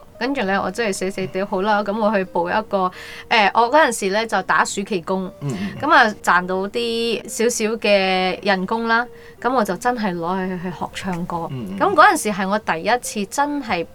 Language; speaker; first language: Cantonese; non-native, local second language; Chinese